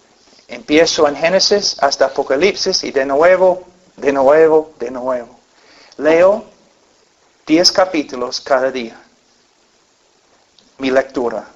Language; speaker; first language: Spanish; non-native, fluent; English